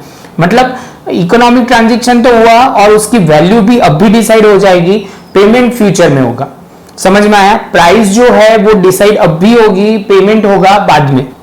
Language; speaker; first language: Hindi; non-native, local second language; Gujarati